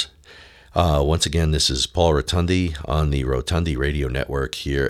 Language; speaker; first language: English; native; English